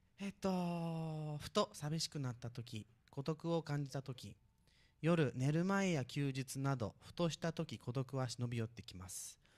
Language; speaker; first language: Japanese; native; Japanese